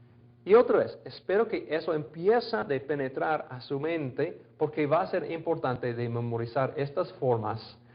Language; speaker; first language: Spanish; non-native, fluent; English